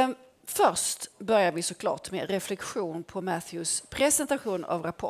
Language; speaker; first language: Swedish; native; Swedish